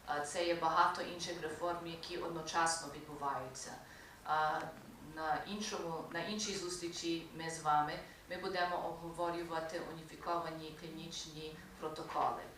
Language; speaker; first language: Ukrainian; early bilingual, heritage; Ukrainian